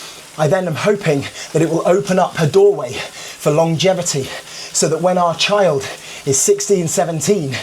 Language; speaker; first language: English; native; English